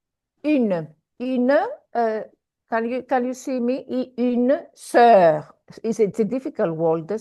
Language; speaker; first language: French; non-native, fluent; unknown